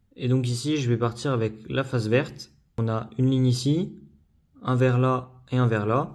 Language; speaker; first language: French; native; French